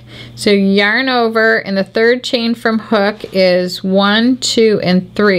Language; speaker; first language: English; native; English